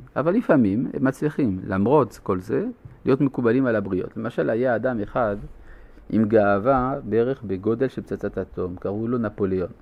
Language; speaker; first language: Hebrew; non-native, fluent; French